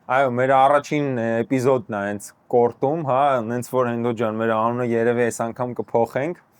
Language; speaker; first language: Armenian; native; Armenian